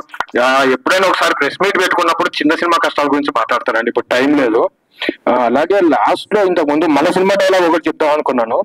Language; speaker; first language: Telugu; native; Telugu